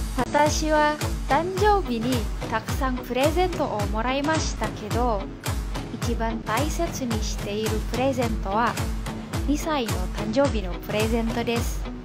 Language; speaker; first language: Japanese; non-native, learner; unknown